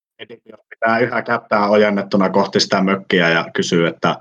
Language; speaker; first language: Finnish; native; Finnish